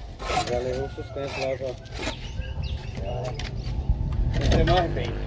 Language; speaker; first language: Portuguese; native; Portuguese